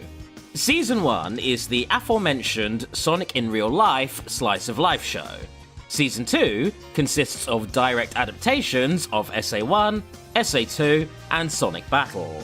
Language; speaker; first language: English; native; English